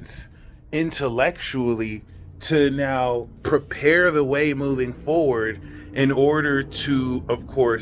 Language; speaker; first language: English; native; English